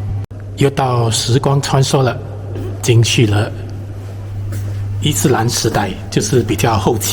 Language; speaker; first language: Chinese; native; Chinese